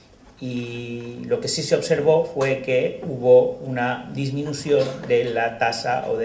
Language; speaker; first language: Spanish; native; Spanish